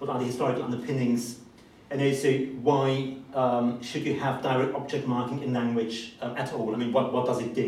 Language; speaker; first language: English; non-native, fluent; German